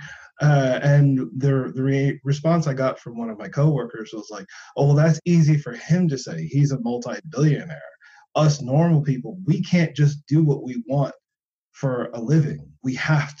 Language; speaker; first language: English; native; English